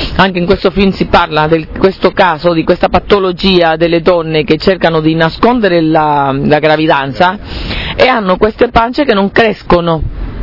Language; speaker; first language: Italian; non-native, fluent; Spanish